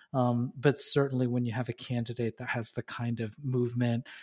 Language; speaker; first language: English; native; English